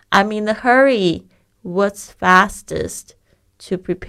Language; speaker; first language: English; non-native, fluent; Chinese